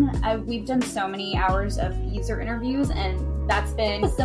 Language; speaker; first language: English; native; English